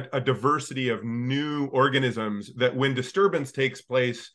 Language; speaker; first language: English; native; English